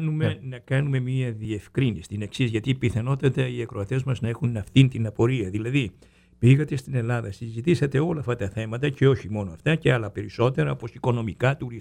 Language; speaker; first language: Greek; native; Greek